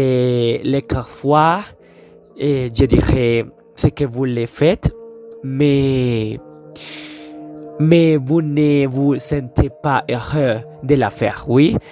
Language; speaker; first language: French; non-native, learner; Spanish